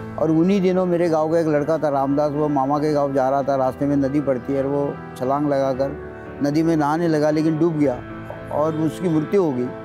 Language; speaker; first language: Hindi; non-native, local second language; Marathi